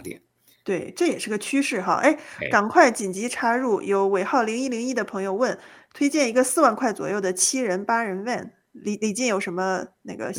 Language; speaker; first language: Chinese; native; Chinese